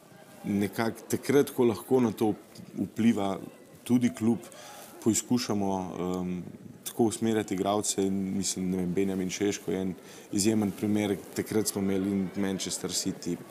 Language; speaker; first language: Slovenian; native; Slovenian